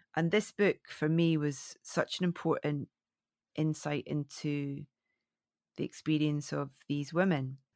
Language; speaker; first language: English; native; English